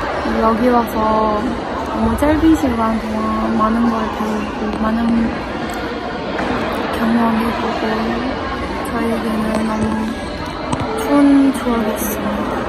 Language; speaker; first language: Korean; non-native, learner; Mongolian